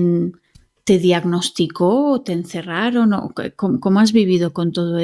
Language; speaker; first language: Spanish; native; Spanish